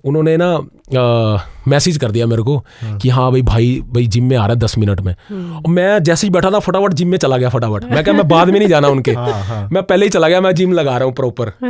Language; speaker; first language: Hindi; non-native, local second language; Punjabi